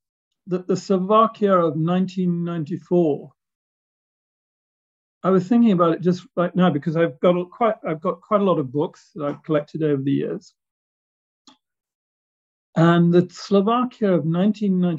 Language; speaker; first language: English; native; English